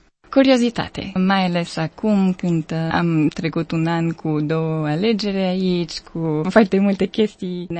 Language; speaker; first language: Romanian; non-native, learner; French